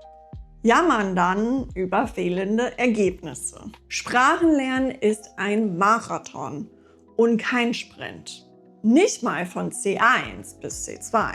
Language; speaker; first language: German; non-native, fluent; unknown